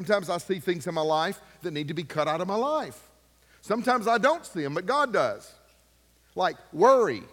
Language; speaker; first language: English; native; English